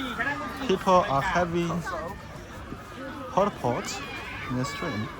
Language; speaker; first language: English; non-native, fluent; Chinese